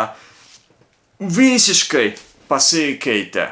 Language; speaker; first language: Lithuanian; non-native, learner; Japanese